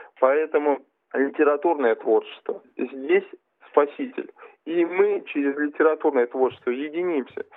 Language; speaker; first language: Russian; native; Russian